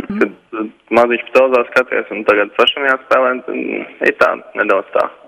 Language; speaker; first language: Latvian; native; Latvian